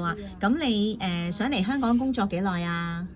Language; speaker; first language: Cantonese; native; Cantonese